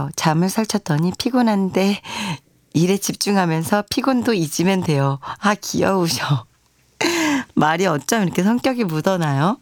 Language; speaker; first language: Korean; native; Korean